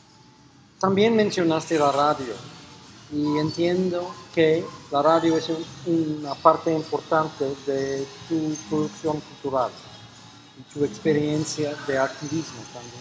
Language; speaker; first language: Spanish; non-native, fluent; English